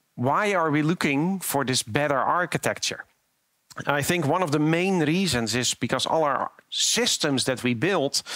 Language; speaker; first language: English; non-native, fluent; Dutch